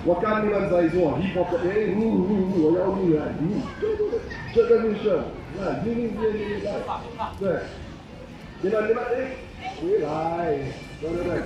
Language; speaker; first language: Chinese; non-native, learner; English